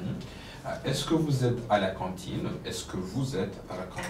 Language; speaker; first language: French; non-native, fluent; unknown